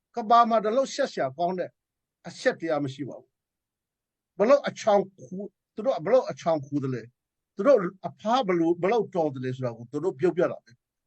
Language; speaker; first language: Burmese; non-native, local second language; Hakha Chin